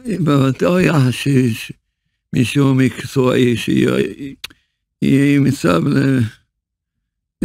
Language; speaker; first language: Hebrew; early bilingual, other home language; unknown